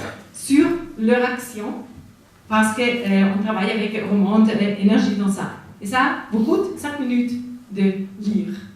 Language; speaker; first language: French; non-native, fluent; Spanish